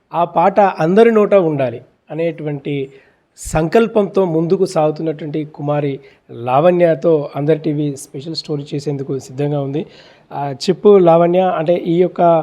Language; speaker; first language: Telugu; native; Telugu